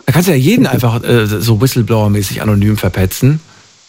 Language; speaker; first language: German; native; German